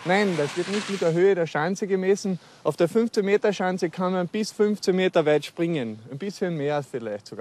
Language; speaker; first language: German; native; German